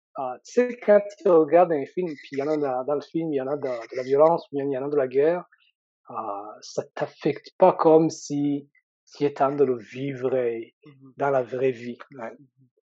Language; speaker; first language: French; non-native, local second language; Rundi